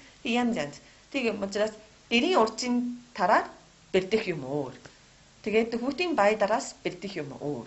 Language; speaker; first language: Mongolian; non-native, learner; Japanese